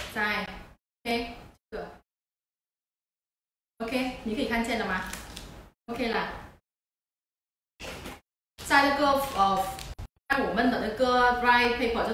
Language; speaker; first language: Chinese; non-native, fluent; Vietnamese